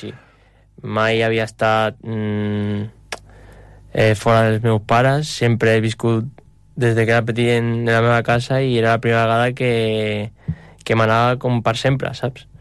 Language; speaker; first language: Catalan; non-native, local second language; Spanish